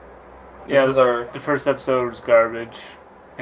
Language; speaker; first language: English; native; English